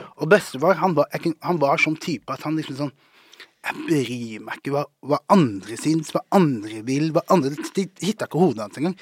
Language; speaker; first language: Norwegian; early bilingual, other home language; Somali